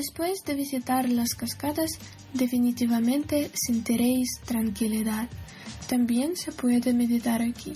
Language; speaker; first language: Spanish; non-native, learner; Ukrainian